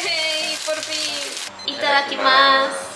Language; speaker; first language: Spanish; native; Spanish